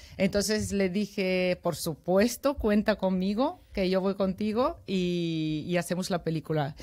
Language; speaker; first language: Spanish; non-native, fluent; Bulgarian